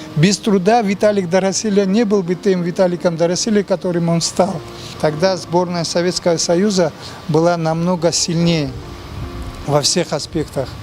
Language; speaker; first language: Russian; non-native, local second language; Abkhazian